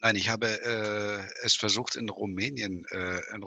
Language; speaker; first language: German; native; German